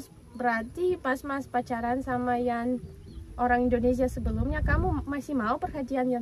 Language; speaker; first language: Indonesian; non-native, fluent; Russian